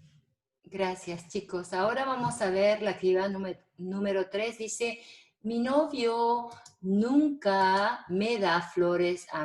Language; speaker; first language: Spanish; non-native, fluent; Korean